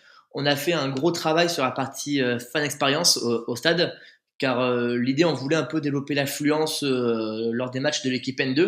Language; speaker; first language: French; native; French